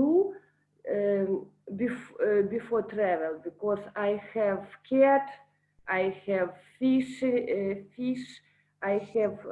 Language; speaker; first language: English; non-native, learner; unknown